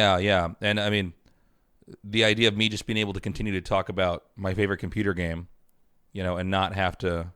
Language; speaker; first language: English; native; English